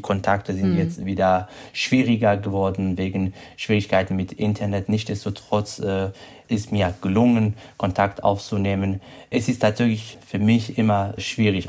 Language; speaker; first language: German; non-native, fluent; Kurdish